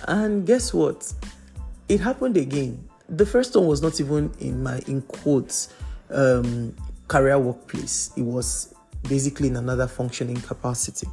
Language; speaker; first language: English; non-native, local second language; Yoruba